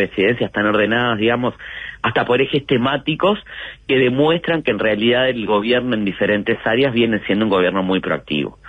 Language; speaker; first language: Spanish; native; Spanish